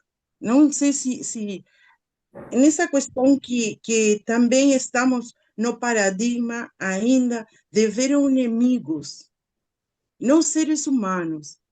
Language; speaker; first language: Portuguese; non-native, learner; Spanish